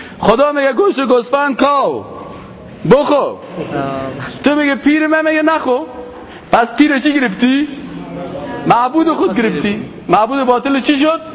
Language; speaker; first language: Persian; native; Persian